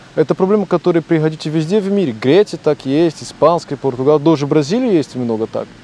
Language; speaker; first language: Russian; non-native, learner; Portuguese